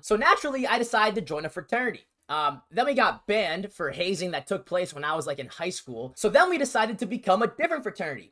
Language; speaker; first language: English; native; English